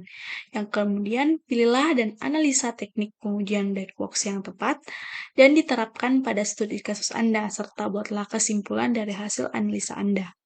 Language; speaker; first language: Indonesian; native; Indonesian